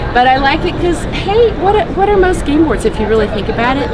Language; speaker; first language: English; native; English